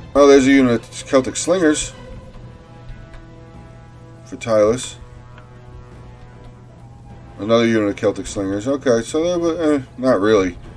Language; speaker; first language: English; native; English